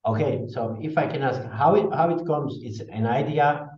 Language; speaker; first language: English; non-native, fluent; Slovak